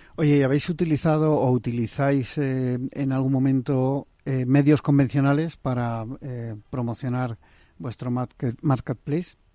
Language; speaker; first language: Spanish; native; Spanish